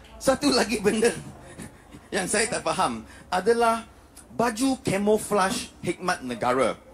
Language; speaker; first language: Malay; non-native, local second language; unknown